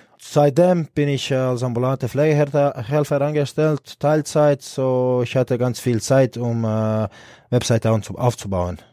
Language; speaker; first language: German; non-native, fluent; Croatian